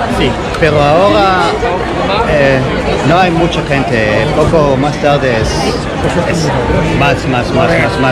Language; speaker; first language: Spanish; non-native, learner; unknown